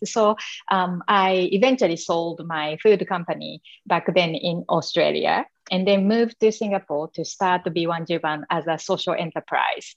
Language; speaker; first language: English; non-native, fluent; Japanese